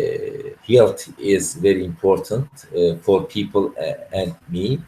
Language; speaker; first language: English; non-native, learner; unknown